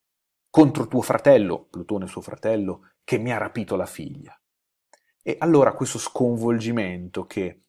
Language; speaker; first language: Italian; native; Italian